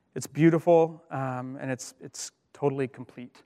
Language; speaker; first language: English; native; English